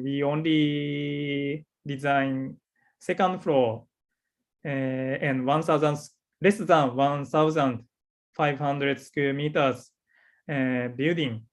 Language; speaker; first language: English; non-native, learner; Japanese